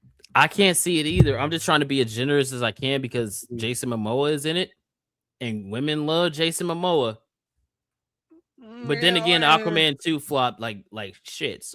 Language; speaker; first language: English; native; English